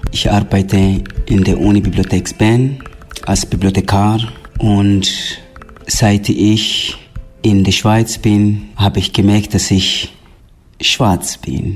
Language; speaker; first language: German; non-native, fluent; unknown